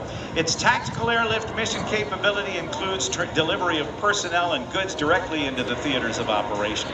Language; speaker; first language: English; native; English